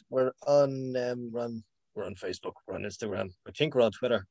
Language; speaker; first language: English; native; English